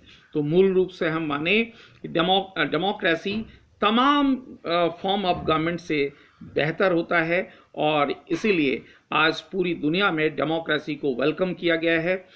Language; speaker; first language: Hindi; native; Hindi